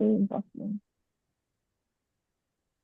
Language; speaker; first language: English; non-native, learner; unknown